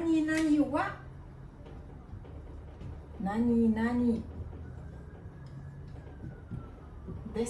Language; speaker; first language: Japanese; non-native, fluent; Chinese